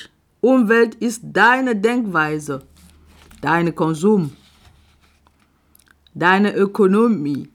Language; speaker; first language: German; non-native, fluent; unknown